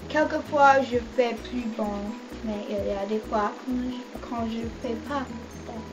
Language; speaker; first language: French; non-native, learner; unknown